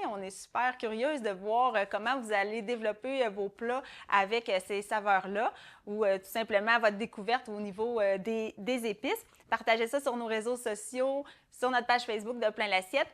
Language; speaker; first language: French; native; French